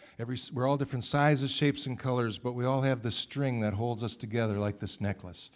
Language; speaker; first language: English; native; English